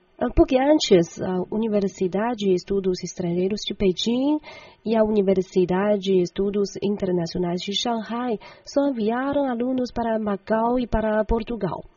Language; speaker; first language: Portuguese; non-native, fluent; Chinese